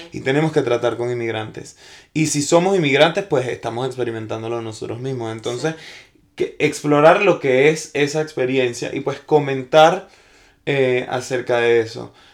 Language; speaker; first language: Spanish; native; Spanish